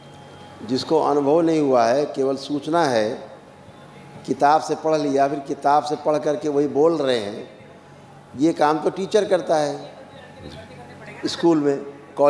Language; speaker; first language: Hindi; native; Hindi